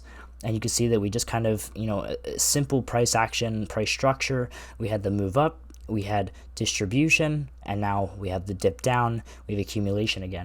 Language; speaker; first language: English; native; English